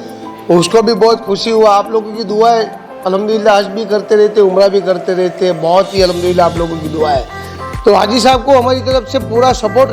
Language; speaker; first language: Hindi; non-native, local second language; Gujarati